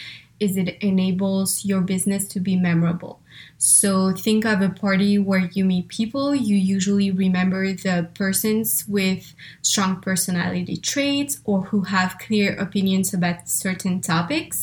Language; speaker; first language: English; non-native, fluent; French